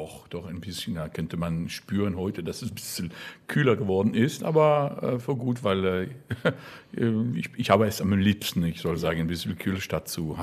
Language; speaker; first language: German; non-native, fluent; French